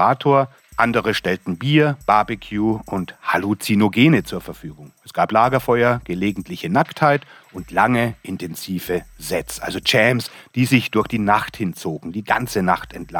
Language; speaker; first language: German; native; German